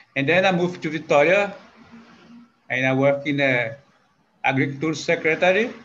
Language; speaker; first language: English; non-native, learner; Portuguese